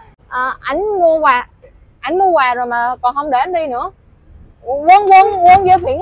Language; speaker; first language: Chinese; non-native, fluent; Vietnamese